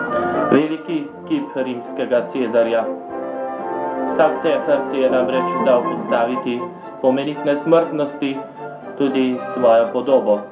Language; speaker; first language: Slovenian; native; Slovenian